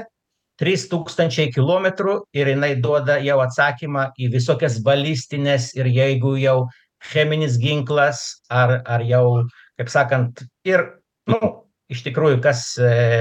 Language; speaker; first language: Lithuanian; non-native, local second language; Russian